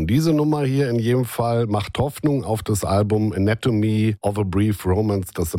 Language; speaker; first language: German; native; German